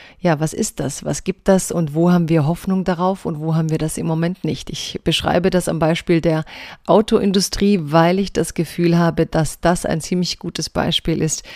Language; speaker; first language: German; early bilingual, other home language; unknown